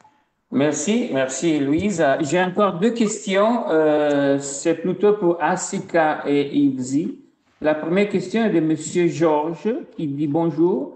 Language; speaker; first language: French; non-native, fluent; Italian